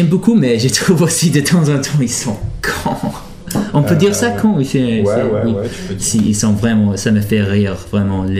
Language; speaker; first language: French; early bilingual, heritage; English